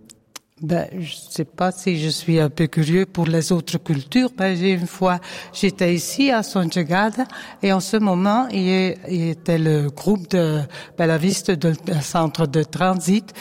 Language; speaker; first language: French; non-native, learner; Dutch